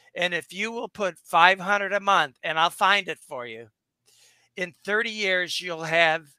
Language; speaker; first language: English; native; English